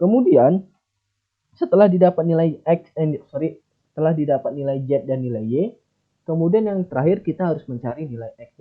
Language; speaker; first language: Indonesian; native; Indonesian